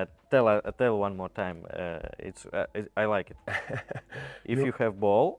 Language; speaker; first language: English; non-native, learner; Latvian